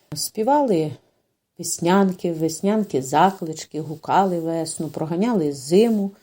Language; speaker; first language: Ukrainian; native; Ukrainian